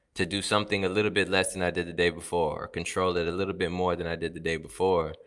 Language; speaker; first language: English; native; English